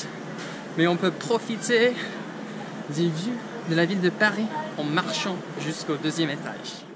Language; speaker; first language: French; non-native, fluent; English